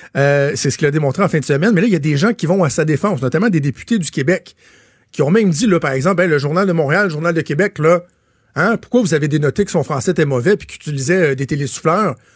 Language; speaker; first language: French; native; French